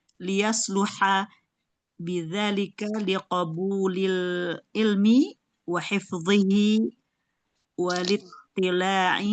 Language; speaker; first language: Arabic; non-native, learner; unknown